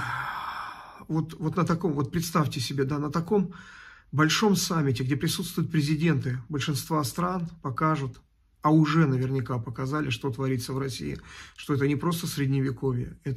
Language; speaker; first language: Russian; native; Russian